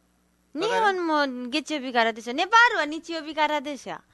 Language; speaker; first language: Japanese; non-native, learner; Nepali